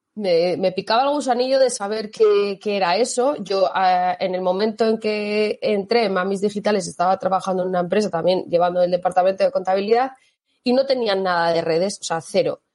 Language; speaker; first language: Spanish; native; Spanish